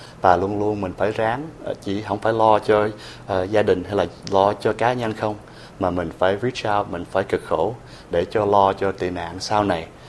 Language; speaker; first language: Vietnamese; early bilingual, heritage; Vietnamese